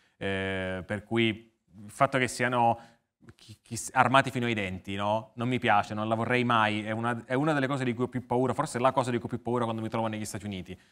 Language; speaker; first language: Italian; native; Italian